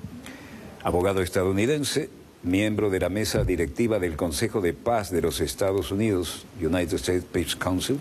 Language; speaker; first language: Spanish; native; Spanish